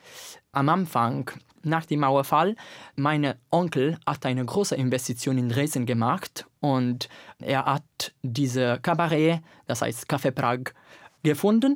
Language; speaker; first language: German; non-native, fluent; Italian